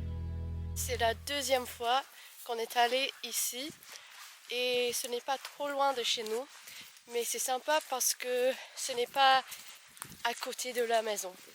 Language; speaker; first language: French; non-native, fluent; English